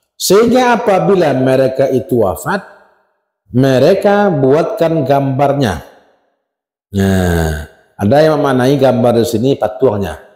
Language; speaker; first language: Malay; non-native, local second language; Minangkabau